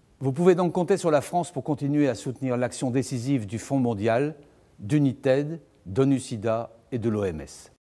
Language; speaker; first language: French; native; French